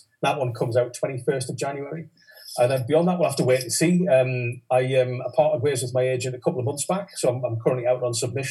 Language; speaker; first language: English; native; English